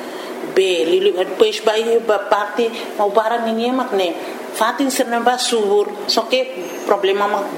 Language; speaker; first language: Portuguese; non-native, learner; Tetum